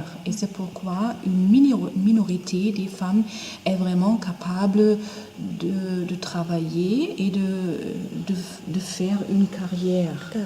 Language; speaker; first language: French; non-native, fluent; German